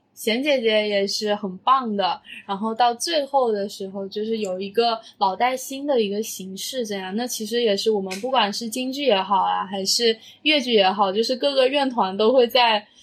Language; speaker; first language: Chinese; native; Chinese